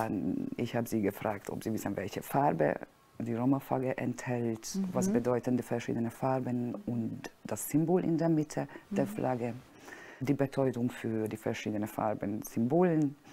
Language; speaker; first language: German; non-native, fluent; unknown